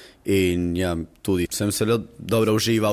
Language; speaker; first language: Slovenian; early bilingual, heritage; Spanish